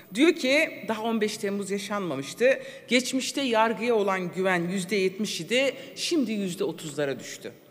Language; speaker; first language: Turkish; non-native, local second language; Kurdish